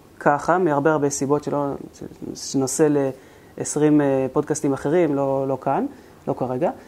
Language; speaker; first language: Hebrew; native; Hebrew